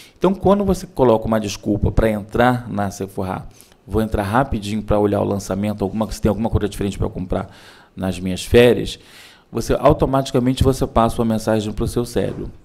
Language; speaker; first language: Portuguese; native; Portuguese